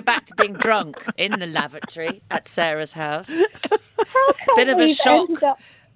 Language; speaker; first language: English; native; English